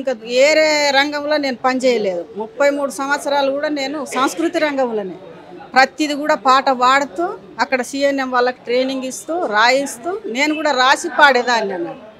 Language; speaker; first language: Telugu; native; Telugu